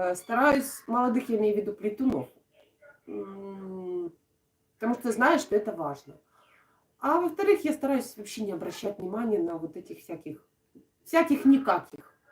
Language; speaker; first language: Russian; native; Russian